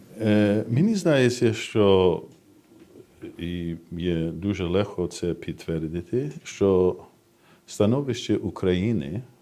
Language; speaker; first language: Ukrainian; non-native, fluent; English